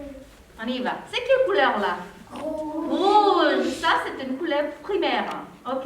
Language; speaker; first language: French; non-native, fluent; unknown